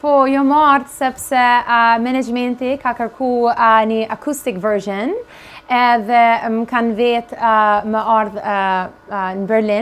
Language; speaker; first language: Albanian; early bilingual, heritage; Albanian